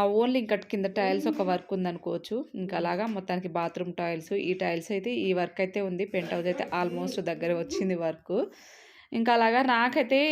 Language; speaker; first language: Telugu; native; Telugu